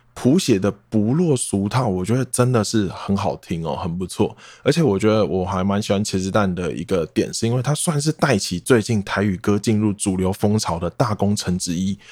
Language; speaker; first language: Chinese; non-native, local second language; Min Nan Chinese